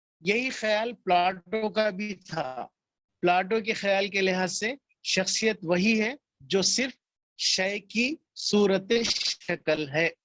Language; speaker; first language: Urdu; native; Urdu